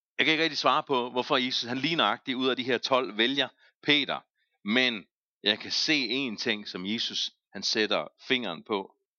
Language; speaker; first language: Danish; native; Danish